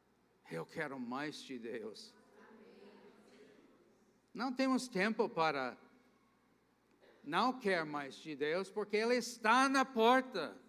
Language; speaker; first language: Portuguese; non-native, fluent; English